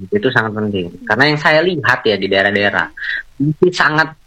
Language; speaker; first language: Indonesian; native; Indonesian